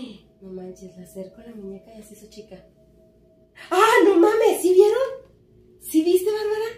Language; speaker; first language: Spanish; native; Spanish